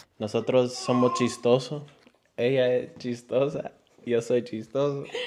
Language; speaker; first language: Spanish; early bilingual, heritage; Spanish